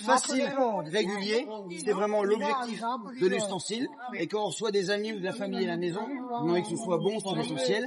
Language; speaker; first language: French; native; French